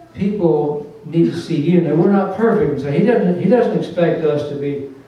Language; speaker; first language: English; native; English